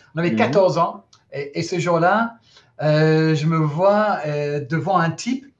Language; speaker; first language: French; non-native, fluent; English